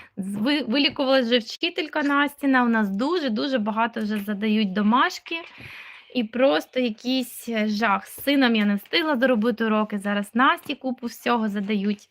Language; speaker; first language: Ukrainian; native; Ukrainian